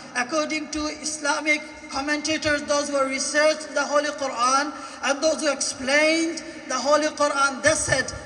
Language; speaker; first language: English; non-native, local second language; Bangla